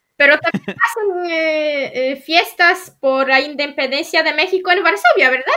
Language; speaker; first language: Spanish; non-native, fluent; Polish